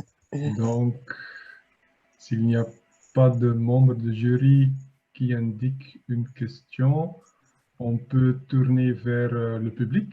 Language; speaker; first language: French; non-native, fluent; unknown